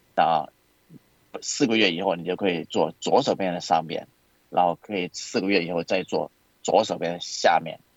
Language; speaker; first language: Chinese; non-native, local second language; Cantonese